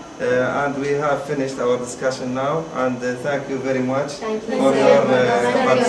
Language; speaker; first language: English; non-native, fluent; Arabic